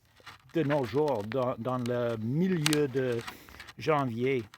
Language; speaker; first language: French; non-native, fluent; English